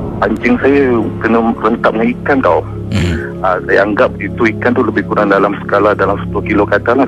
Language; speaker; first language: Malay; native; Malay